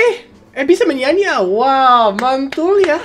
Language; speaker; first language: Indonesian; non-native, fluent; English